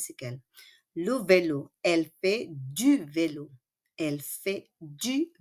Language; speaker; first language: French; non-native, fluent; Filipino